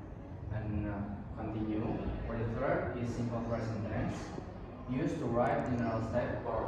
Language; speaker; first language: English; non-native, learner; Indonesian